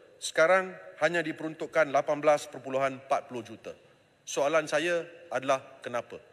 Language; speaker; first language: Malay; non-native, local second language; Tamil